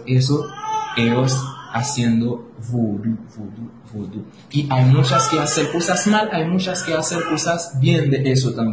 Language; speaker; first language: Spanish; non-native, learner; Haitian Creole